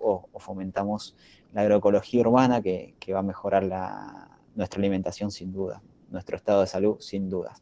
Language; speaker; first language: Spanish; native; Spanish